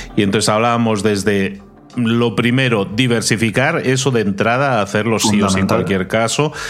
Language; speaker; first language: Spanish; native; Spanish